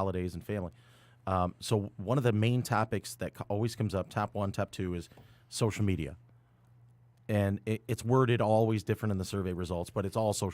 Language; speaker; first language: English; native; English